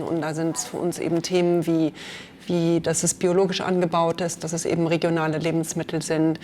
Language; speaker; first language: German; native; German